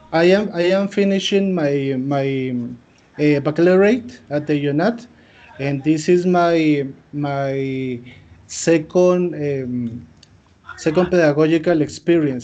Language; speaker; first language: English; non-native, fluent; Spanish